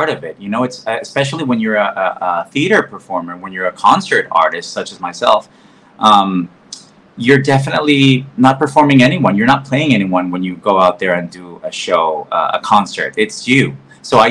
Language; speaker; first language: English; non-native, fluent; Spanish